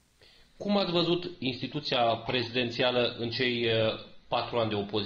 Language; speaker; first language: Romanian; native; Romanian